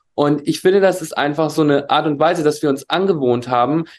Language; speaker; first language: German; native; German